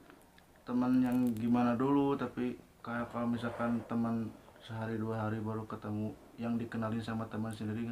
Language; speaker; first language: Indonesian; non-native, local second language; Sundanese